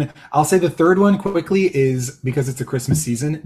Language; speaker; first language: English; native; English